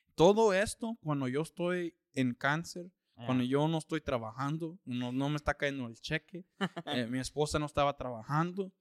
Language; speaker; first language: Spanish; early bilingual, heritage; Spanish